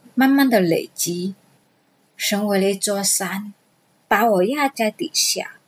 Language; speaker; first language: Chinese; non-native, fluent; Vietnamese